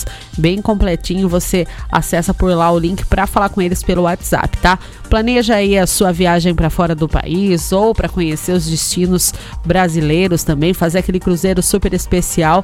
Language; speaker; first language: Portuguese; native; Portuguese